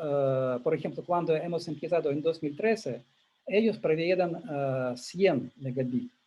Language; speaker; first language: Spanish; non-native, learner; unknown